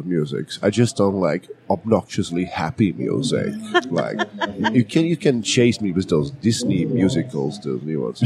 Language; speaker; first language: English; non-native, fluent; German